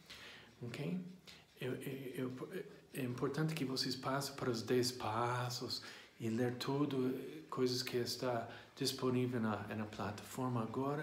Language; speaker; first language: Portuguese; non-native, fluent; English